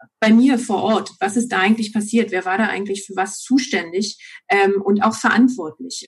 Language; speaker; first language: German; native; German